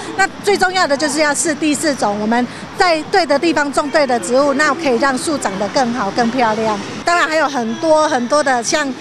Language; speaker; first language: Chinese; native; Chinese